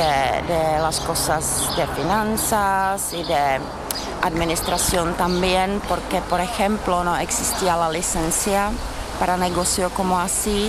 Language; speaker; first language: Spanish; non-native, learner; Czech